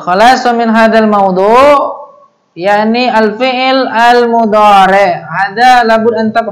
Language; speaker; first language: Arabic; non-native, fluent; Indonesian